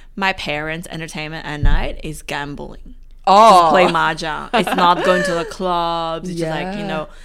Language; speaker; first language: English; non-native, fluent; Chinese